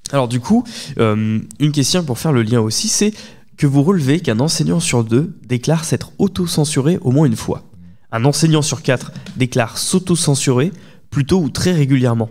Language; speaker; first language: French; native; French